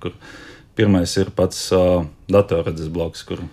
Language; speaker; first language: Latvian; native; Latvian